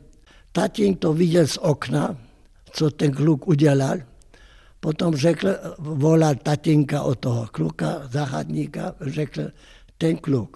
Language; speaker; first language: Czech; non-native, fluent; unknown